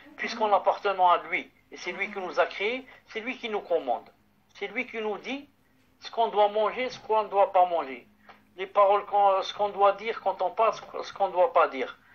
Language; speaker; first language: French; non-native, local second language; Arabic